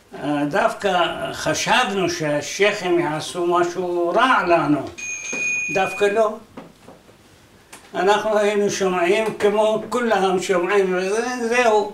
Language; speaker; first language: Hebrew; non-native, fluent; Arabic